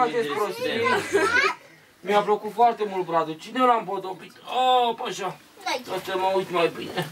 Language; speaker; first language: Romanian; native; Romanian